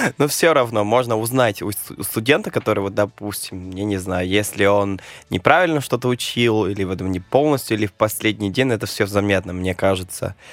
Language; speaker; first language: Russian; non-native, fluent; Spanish